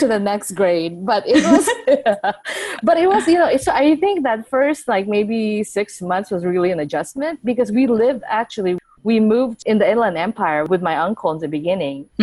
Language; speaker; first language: English; non-native, local second language; Filipino